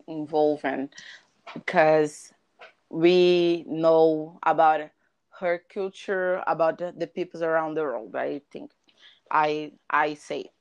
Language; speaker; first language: English; non-native, learner; Portuguese